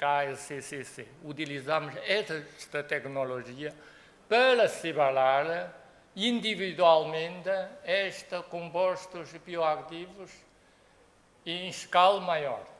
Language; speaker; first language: Portuguese; non-native, fluent; Chinese